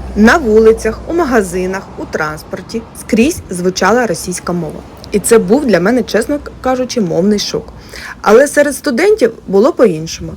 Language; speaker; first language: Ukrainian; native; Ukrainian